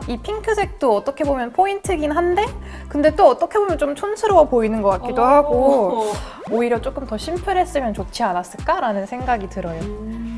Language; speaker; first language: Korean; non-native, fluent; French